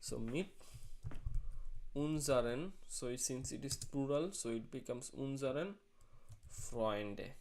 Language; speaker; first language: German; non-native, learner; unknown